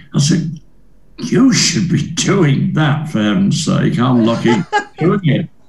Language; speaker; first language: English; native; English